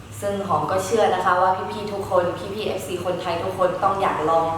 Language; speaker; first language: Thai; early bilingual, other home language; Shan